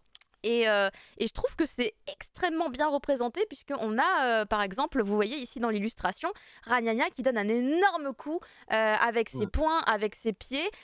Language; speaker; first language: French; native; French